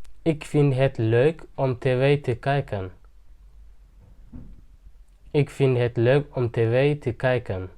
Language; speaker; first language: Dutch; non-native, fluent; Tigrinya